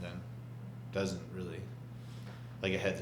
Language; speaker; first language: English; native; English